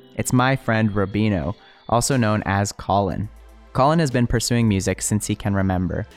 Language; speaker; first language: English; native; English